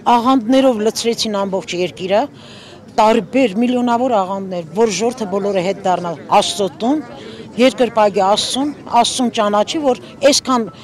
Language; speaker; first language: Armenian; native; Armenian